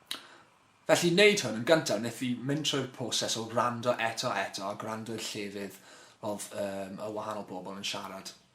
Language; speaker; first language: Welsh; non-native, local second language; English